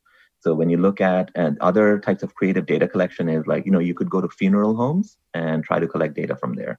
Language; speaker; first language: English; non-native, local second language; Bangla